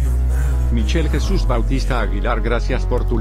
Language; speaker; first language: Spanish; native; Spanish